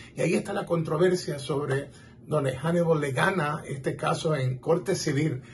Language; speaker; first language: Spanish; native; Spanish